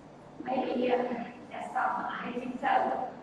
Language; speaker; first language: English; non-native, learner; Vietnamese